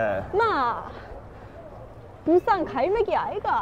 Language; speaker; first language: Korean; non-native, learner; English